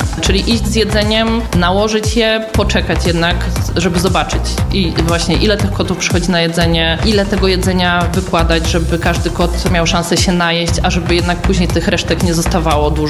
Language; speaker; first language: Polish; native; Polish